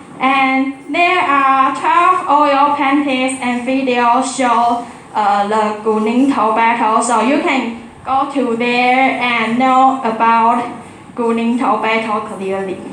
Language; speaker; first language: English; non-native, learner; Chinese